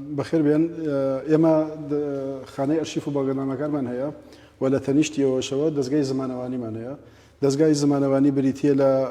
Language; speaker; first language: Central Kurdish; native; Central Kurdish